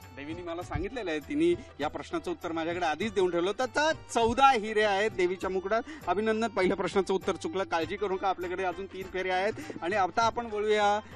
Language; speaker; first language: Marathi; native; Marathi